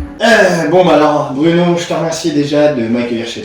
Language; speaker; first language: French; native; French